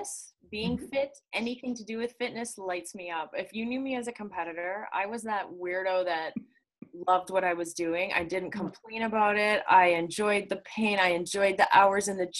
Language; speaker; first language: English; native; English